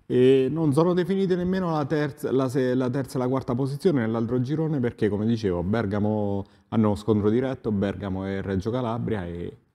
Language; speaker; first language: Italian; native; Italian